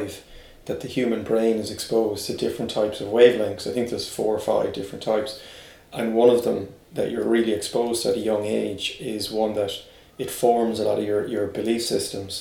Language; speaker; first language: English; native; English